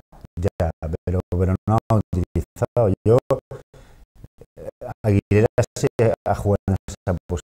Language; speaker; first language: Spanish; native; Spanish